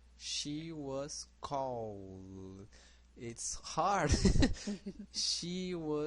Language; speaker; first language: English; non-native, learner; Portuguese